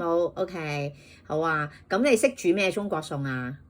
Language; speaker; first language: Cantonese; native; Cantonese